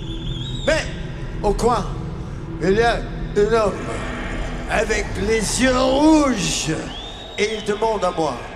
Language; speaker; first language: French; non-native, learner; English